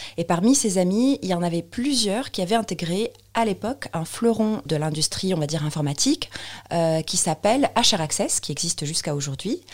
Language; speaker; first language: French; non-native, local second language; Arabic